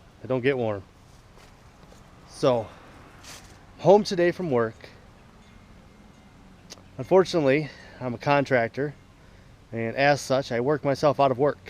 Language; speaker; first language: English; native; English